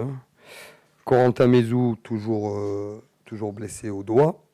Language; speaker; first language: French; native; French